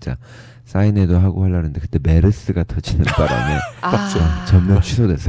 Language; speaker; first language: Korean; native; Korean